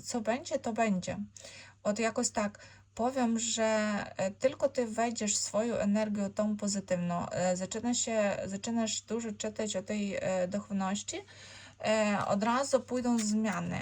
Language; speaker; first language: Polish; non-native, learner; Ukrainian